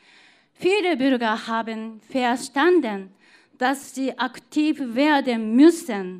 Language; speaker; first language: German; non-native, fluent; Japanese